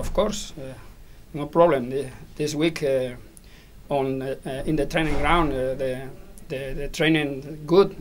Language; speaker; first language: English; non-native, learner; Spanish